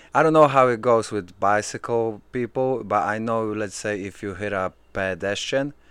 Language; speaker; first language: English; early bilingual, other home language; Polish